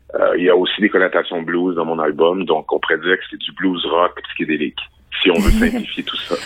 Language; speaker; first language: French; native; French